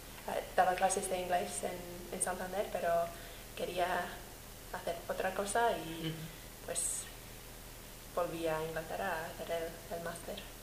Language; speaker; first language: Spanish; non-native, fluent; English